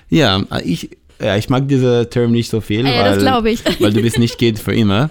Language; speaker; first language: German; non-native, learner; Hebrew